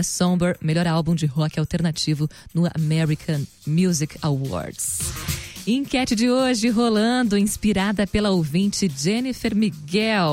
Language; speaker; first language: Portuguese; native; Portuguese